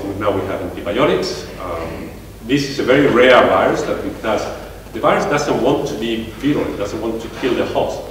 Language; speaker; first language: English; non-native, fluent; Spanish